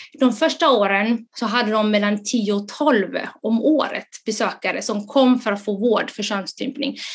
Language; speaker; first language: Swedish; early bilingual, other home language; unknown